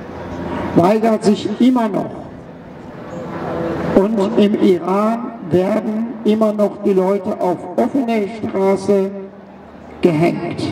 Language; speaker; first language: German; non-native, fluent; Persian